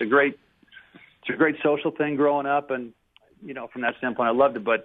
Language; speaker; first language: English; native; English